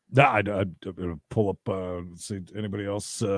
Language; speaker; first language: English; native; English